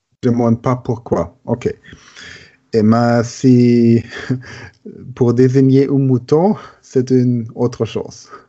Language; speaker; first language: French; non-native, learner; German